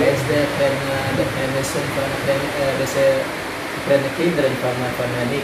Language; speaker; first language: Dutch; non-native, learner; Indonesian